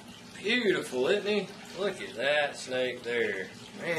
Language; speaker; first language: English; native; English